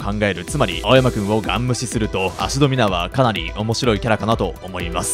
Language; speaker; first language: Japanese; native; Japanese